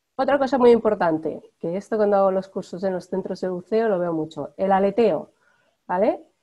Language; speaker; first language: Spanish; native; Spanish